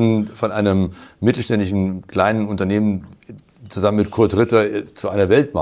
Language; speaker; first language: German; native; German